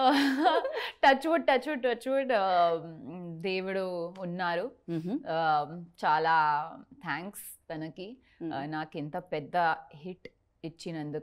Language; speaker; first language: Telugu; non-native, learner; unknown